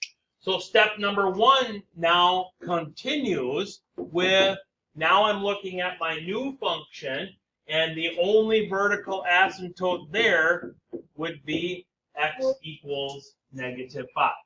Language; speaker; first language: English; native; English